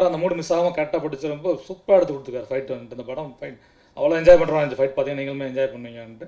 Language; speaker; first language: Tamil; native; Tamil